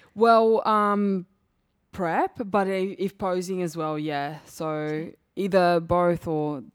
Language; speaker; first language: English; early bilingual, other home language; Serbian